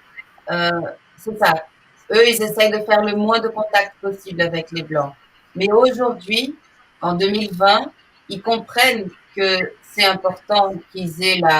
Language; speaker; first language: French; non-native, fluent; Portuguese